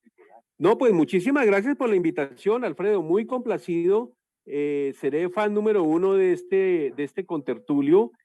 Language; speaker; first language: Spanish; native; Spanish